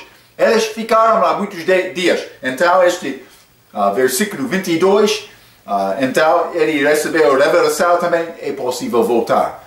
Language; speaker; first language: Portuguese; non-native, fluent; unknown